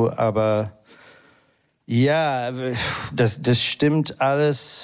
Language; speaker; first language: German; non-native, fluent; English